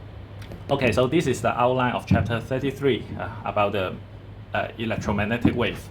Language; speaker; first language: English; non-native, fluent; Chinese